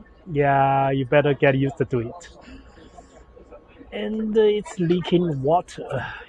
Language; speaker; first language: English; non-native, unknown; Chinese